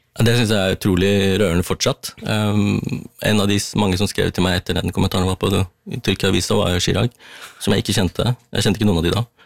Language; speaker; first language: Norwegian; early bilingual, other home language; Tamil